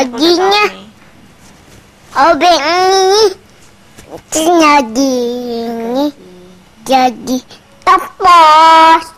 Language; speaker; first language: Indonesian; native; Indonesian